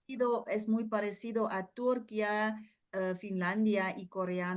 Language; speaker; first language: Spanish; non-native, fluent; German